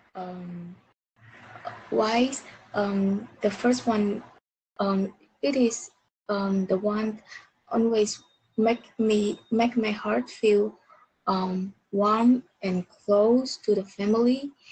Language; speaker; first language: English; non-native, learner; Vietnamese